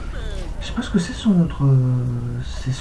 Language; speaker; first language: French; native; French